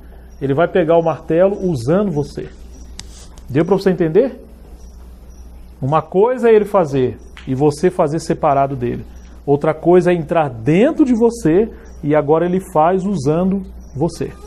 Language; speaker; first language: Portuguese; native; Portuguese